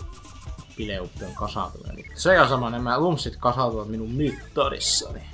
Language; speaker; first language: Finnish; native; Finnish